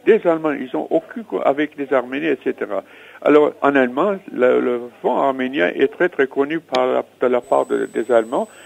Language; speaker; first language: French; non-native, learner; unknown